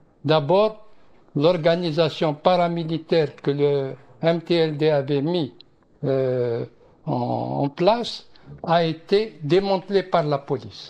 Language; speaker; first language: French; non-native, local second language; Arabic